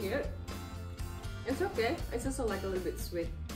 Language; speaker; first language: English; non-native, fluent; Indonesian